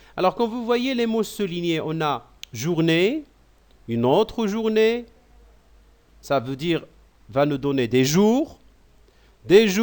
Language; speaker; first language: French; non-native, local second language; Arabic